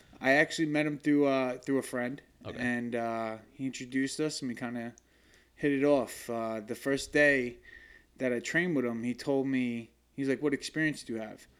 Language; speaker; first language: English; native; English